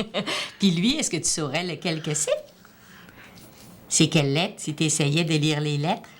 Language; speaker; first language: French; native; French